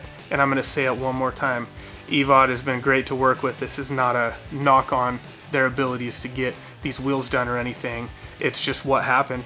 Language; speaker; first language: English; native; English